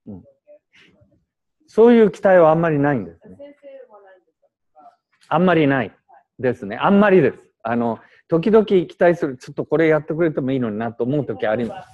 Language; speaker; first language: Japanese; native; Japanese